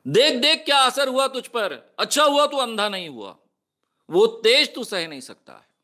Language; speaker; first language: Hindi; non-native, local second language; Marathi